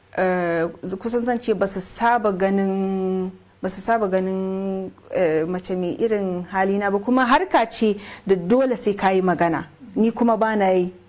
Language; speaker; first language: Hausa; native; Hausa